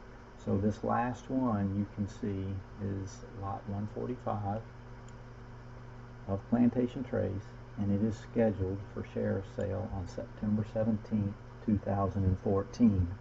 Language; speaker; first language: English; native; English